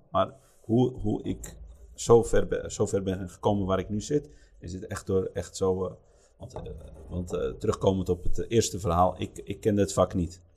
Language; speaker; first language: Dutch; early bilingual, other home language; Riffian